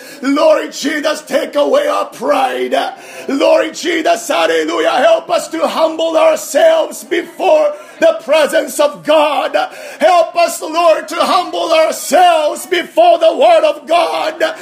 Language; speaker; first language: English; non-native, fluent; Japanese